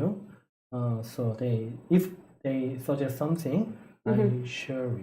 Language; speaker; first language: English; non-native, learner; Korean